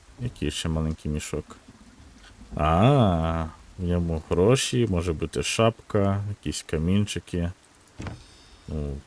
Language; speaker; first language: Ukrainian; native; Ukrainian